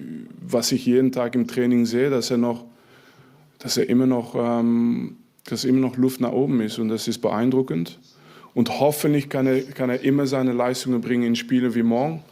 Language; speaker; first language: German; non-native, fluent; French